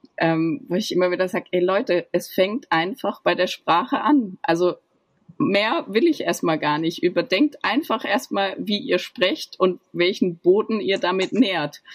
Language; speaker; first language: German; native; German